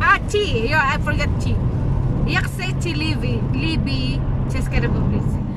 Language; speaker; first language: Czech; non-native, learner; Filipino